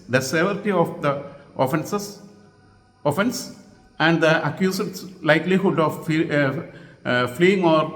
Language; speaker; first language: English; non-native, local second language; Malayalam